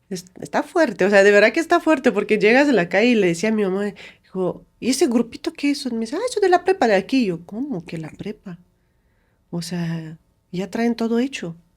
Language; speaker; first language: Spanish; non-native, fluent; Romanian